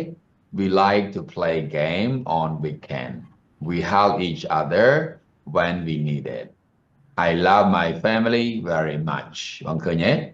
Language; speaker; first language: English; non-native, learner; Khmer